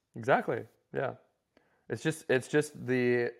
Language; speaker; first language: English; native; English